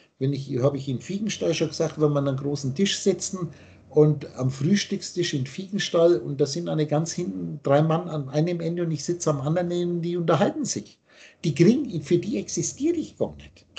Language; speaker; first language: German; native; German